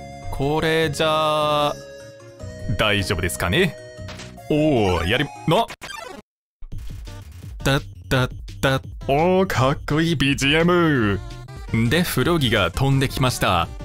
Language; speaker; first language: Japanese; non-native, fluent; English